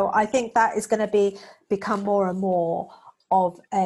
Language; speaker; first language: English; native; English